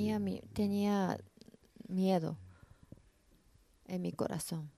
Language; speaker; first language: Spanish; non-native, learner; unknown